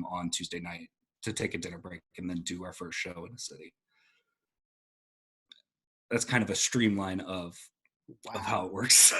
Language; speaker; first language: English; native; English